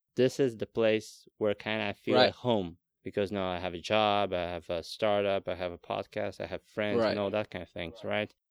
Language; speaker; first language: English; non-native, fluent; Latvian